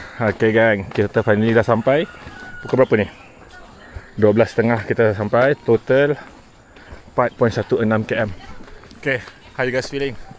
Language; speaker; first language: Malay; native; Malay